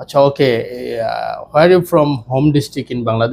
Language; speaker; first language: English; non-native, learner; Bangla